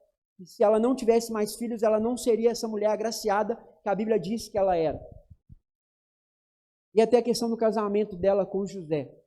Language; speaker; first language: Portuguese; native; Portuguese